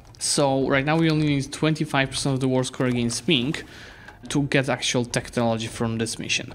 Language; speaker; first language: English; non-native, fluent; Polish